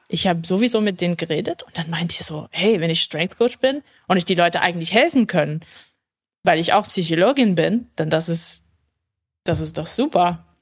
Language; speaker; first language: German; early bilingual, heritage; English